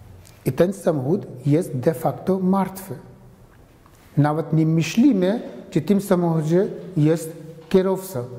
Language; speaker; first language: Polish; non-native, fluent; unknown